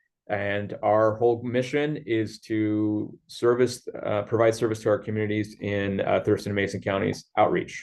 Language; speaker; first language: English; native; English